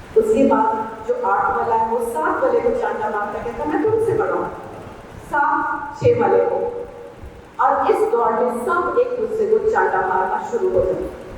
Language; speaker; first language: Hindi; non-native, local second language; Punjabi